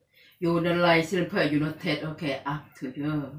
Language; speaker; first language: English; non-native, learner; Thai